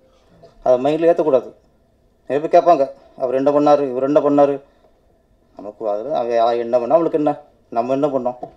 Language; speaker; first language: Tamil; native; Tamil